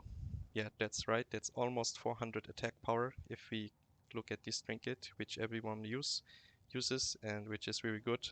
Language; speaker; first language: English; non-native, fluent; German